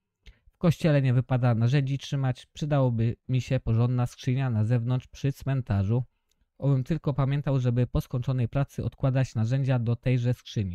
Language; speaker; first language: Polish; native; Polish